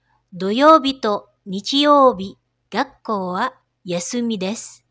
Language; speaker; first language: Japanese; non-native, fluent; Indonesian